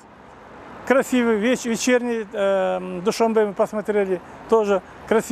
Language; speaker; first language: Russian; non-native, local second language; Kazakh